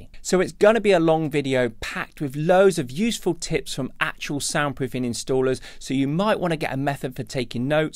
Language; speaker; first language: English; native; English